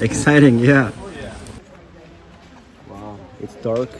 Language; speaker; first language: English; non-native, learner; Japanese